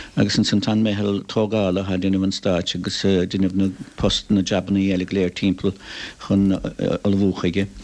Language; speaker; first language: Irish; native; Irish